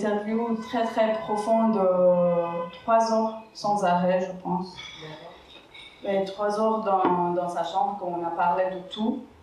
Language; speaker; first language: French; non-native, fluent; Persian